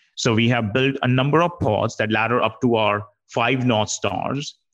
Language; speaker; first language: English; non-native, local second language; Hindi